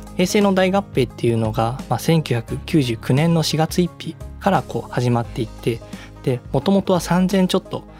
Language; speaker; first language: Japanese; native; Japanese